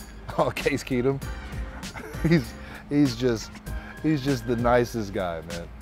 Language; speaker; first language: English; native; English